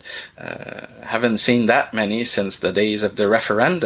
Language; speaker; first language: English; non-native, fluent; French